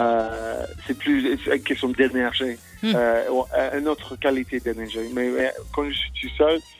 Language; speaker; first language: French; non-native, fluent; English